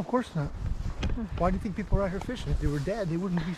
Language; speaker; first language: English; native; English